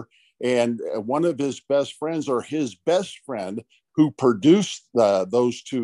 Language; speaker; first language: English; native; English